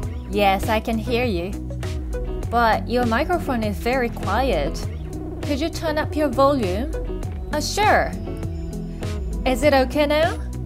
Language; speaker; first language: English; non-native, fluent; Japanese